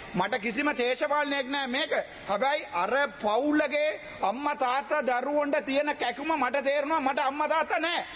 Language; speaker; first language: Sinhala; non-native, local second language; Tamil